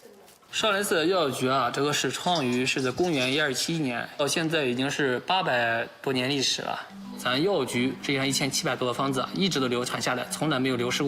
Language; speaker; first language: Chinese; native; Chinese